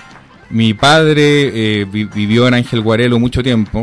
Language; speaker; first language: Spanish; native; Spanish